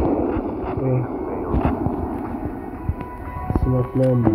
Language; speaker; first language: English; non-native, learner; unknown